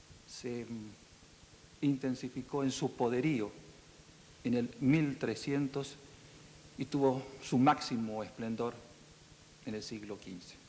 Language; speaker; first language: Spanish; native; Spanish